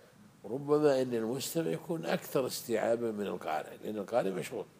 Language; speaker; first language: Arabic; native; Arabic